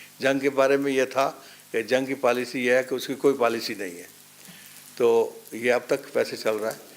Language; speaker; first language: Urdu; non-native, local second language; Pahari-Potwari